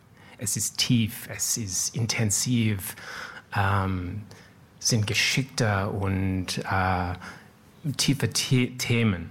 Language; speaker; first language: German; non-native, learner; English